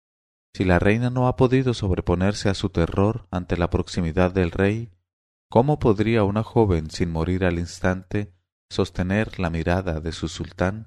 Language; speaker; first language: Spanish; native; Spanish